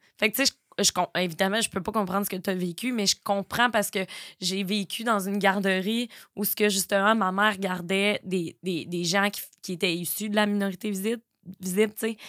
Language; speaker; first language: French; native; French